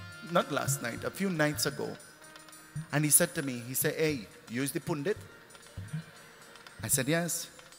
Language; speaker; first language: English; native; English